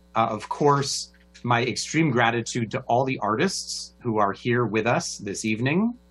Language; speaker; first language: English; native; English